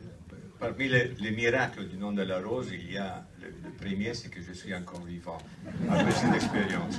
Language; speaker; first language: French; non-native, fluent; Italian